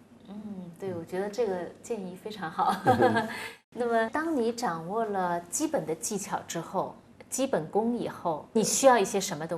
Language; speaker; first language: Chinese; native; Chinese